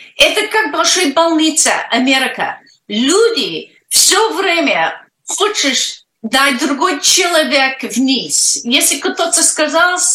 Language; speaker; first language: Russian; non-native, learner; English